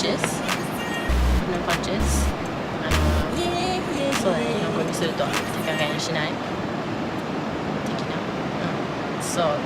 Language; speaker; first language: Japanese; non-native, fluent; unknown